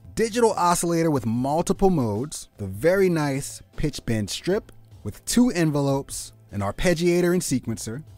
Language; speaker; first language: English; native; English